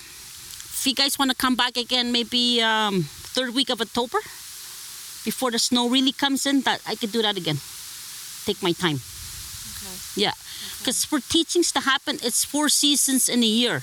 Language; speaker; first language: English; non-native, fluent; Cree